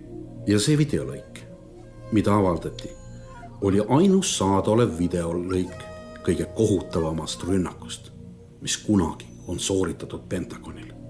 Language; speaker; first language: Estonian; native; Estonian